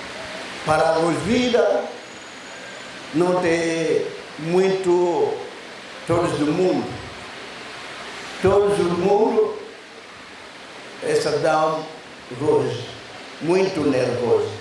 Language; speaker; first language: Portuguese; non-native, learner; Lingala